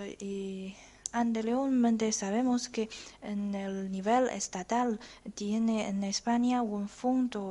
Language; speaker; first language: Spanish; non-native, fluent; Chinese